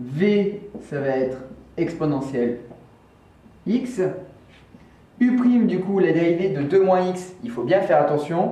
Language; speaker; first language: French; native; French